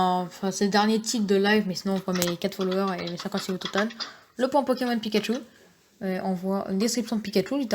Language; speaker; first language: French; native; French